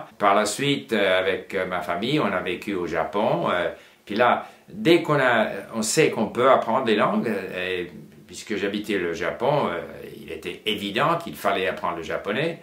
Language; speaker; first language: French; non-native, fluent; English